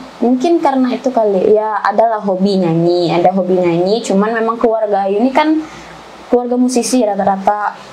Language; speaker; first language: Indonesian; native; Indonesian